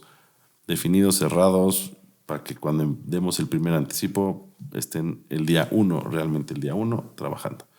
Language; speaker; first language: Spanish; native; Spanish